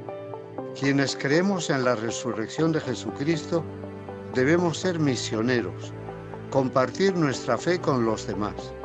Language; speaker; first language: Spanish; native; Spanish